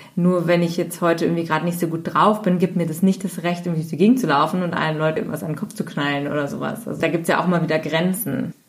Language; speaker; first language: German; native; German